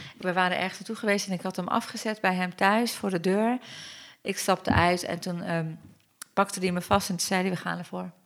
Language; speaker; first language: Dutch; early bilingual, other home language; Turkish